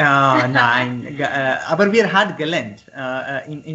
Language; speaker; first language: German; non-native, learner; Marathi